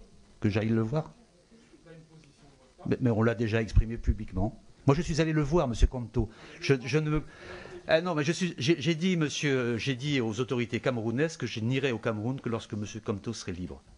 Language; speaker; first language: French; native; French